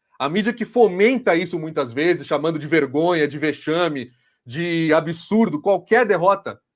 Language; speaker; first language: Portuguese; native; Portuguese